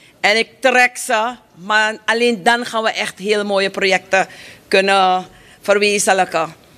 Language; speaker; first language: Dutch; native; Dutch